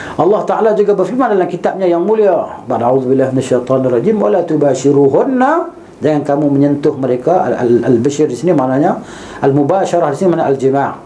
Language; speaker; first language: Malay; native; Malay